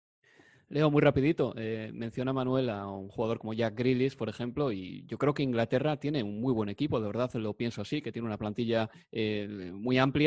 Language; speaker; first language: Spanish; native; Spanish